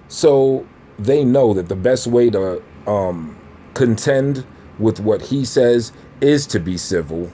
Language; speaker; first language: English; native; English